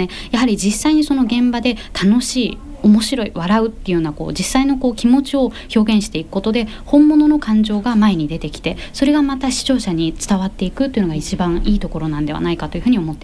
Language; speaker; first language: Japanese; native; Japanese